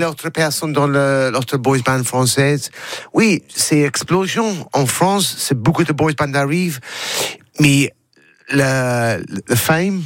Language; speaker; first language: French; non-native, learner; English